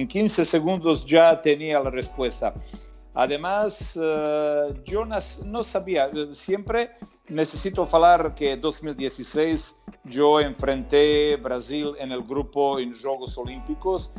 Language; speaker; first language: Spanish; non-native, fluent; Croatian